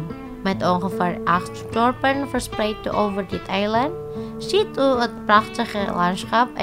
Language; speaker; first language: Dutch; non-native, fluent; Indonesian